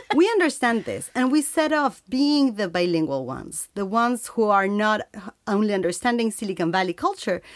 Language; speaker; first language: English; non-native, fluent; Spanish